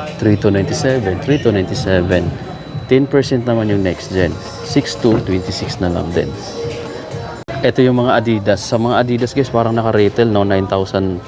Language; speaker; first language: Filipino; native; Filipino